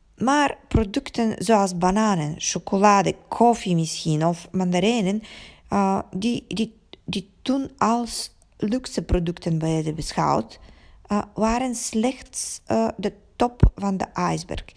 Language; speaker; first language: Dutch; non-native, fluent; Bulgarian